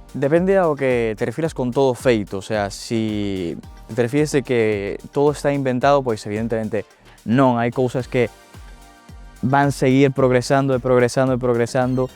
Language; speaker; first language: Galician; early bilingual, other home language; Spanish